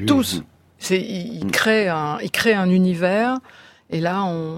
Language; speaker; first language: French; native; French